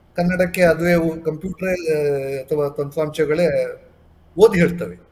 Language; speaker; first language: Kannada; non-native, local second language; Tulu